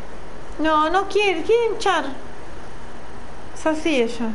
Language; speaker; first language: Spanish; native; Spanish